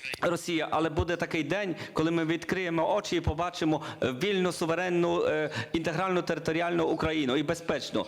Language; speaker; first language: Ukrainian; non-native, learner; Polish